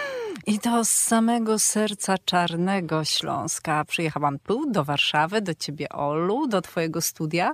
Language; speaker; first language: Polish; native; Polish